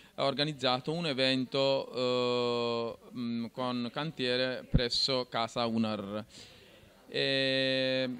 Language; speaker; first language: Italian; non-native, fluent; Bangla